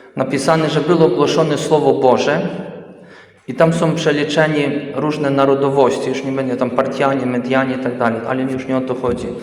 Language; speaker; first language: Polish; early bilingual, heritage; Polish